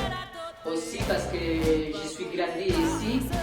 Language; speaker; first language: French; non-native, fluent; Spanish